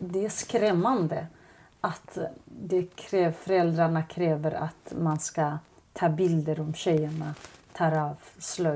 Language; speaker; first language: Swedish; non-native, fluent; Kurdish